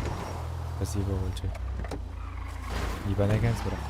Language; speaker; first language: Russian; non-native, learner; Kara-Kalpak